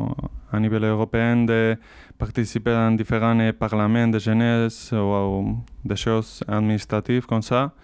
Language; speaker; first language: French; non-native, learner; Spanish